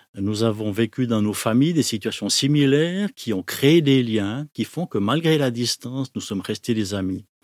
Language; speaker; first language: French; native; French